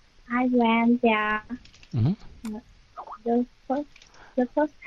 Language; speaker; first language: English; non-native, learner; Vietnamese